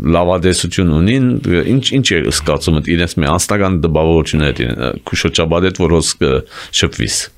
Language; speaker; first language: Armenian; early bilingual, heritage; Armenian